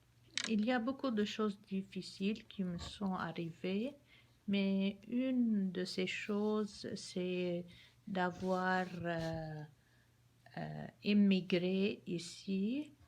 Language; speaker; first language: French; non-native, local second language; Arabic